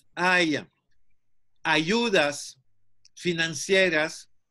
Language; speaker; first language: Spanish; non-native, fluent; French